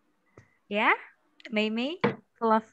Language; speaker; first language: English; non-native, fluent; Indonesian